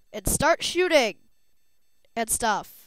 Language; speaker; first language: English; native; English